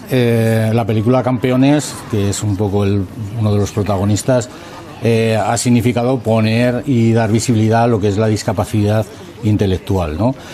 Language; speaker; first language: Spanish; native; Spanish